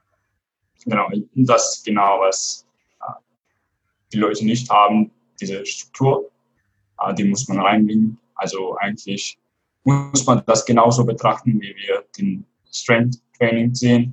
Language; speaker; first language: German; non-native, fluent; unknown